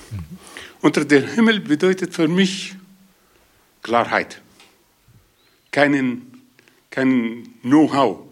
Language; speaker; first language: German; non-native, learner; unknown